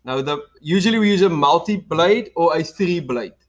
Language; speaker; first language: English; non-native, local second language; Afrikaans